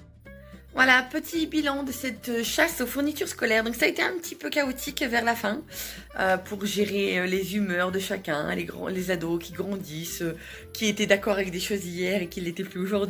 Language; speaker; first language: French; native; French